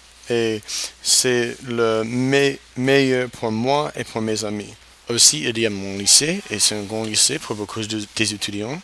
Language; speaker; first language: French; non-native, learner; English